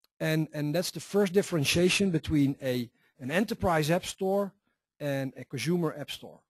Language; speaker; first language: English; non-native, fluent; Dutch